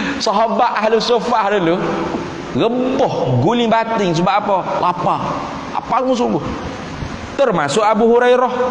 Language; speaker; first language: Malay; native; Malay